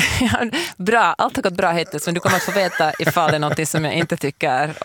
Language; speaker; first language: Swedish; native; Swedish